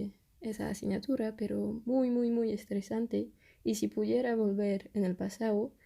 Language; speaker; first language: Spanish; non-native, fluent; French